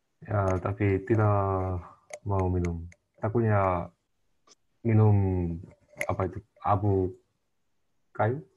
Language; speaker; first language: Indonesian; non-native, learner; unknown